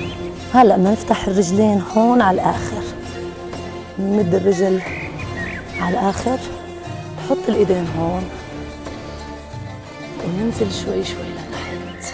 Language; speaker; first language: Arabic; native; Arabic